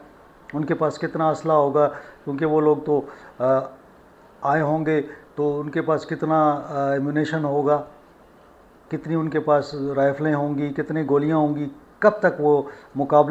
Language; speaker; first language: Urdu; native; Urdu